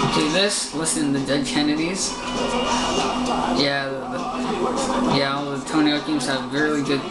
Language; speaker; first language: English; native; English